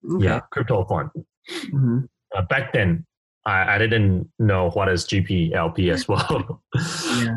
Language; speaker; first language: English; non-native, fluent; Chinese